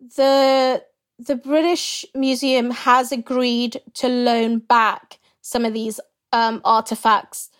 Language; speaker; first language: English; early bilingual, other home language; Yoruba